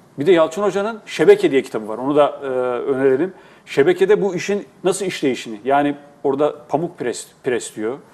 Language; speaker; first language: Turkish; native; Turkish